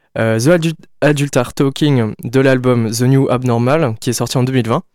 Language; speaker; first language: French; native; French